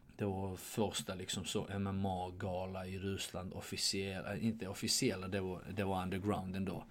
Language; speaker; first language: Swedish; non-native, fluent; Georgian